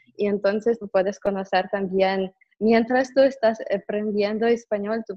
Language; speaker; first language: Spanish; non-native, fluent; Russian